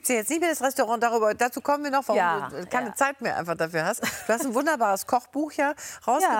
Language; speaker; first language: German; native; German